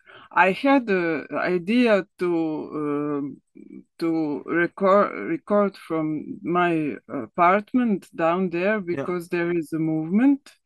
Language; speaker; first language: English; non-native, learner; Serbian